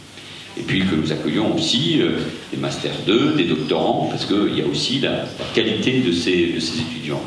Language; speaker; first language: French; native; French